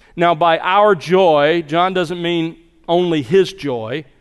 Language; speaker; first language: English; native; English